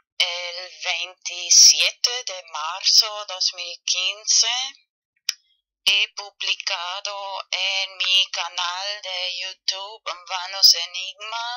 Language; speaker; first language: Spanish; non-native, fluent; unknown